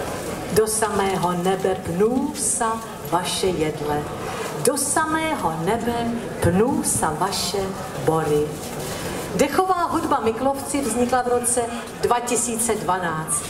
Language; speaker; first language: Czech; native; Czech